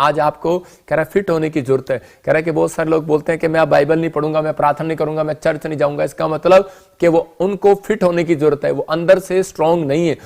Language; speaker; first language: Hindi; non-native, local second language; Punjabi